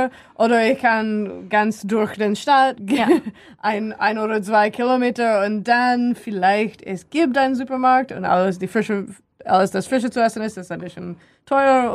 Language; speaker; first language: German; non-native, learner; English